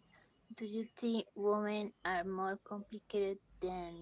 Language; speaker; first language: English; non-native, learner; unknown